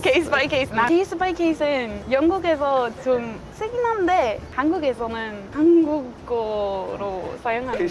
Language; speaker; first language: Korean; non-native, fluent; English